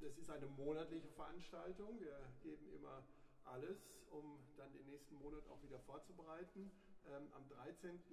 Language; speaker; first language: German; native; German